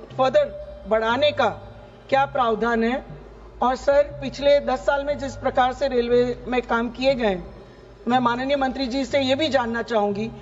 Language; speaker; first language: Hindi; non-native, local second language; Gujarati